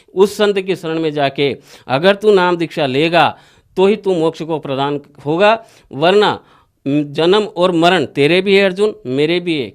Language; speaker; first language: Hindi; native; Hindi